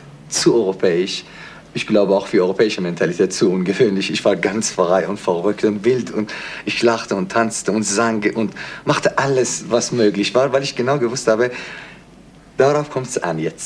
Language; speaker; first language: German; non-native, fluent; Persian